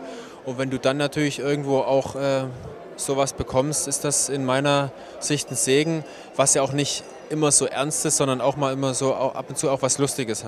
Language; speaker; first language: German; native; German